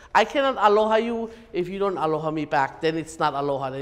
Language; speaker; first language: English; native; English